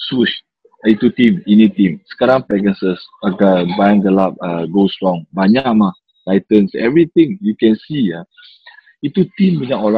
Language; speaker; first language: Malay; non-native, local second language; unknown